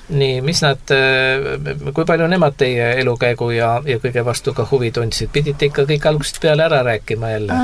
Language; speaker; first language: Estonian; native; Estonian